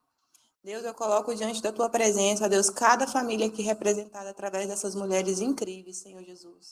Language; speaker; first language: Portuguese; native; Portuguese